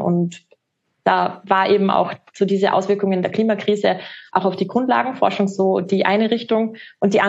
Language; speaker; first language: German; native; German